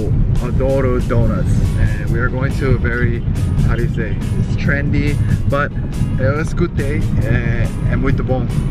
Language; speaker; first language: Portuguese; non-native, learner; English